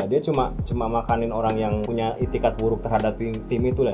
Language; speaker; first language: Indonesian; native; Indonesian